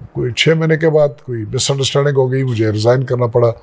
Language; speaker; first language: Urdu; native; Urdu